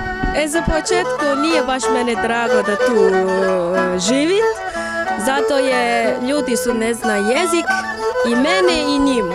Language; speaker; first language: Bosnian; non-native, learner; Chinese